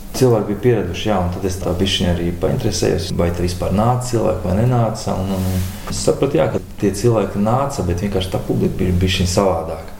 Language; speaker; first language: Latvian; non-native, local second language; Russian